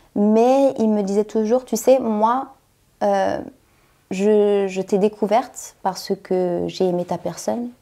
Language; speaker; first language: French; native; French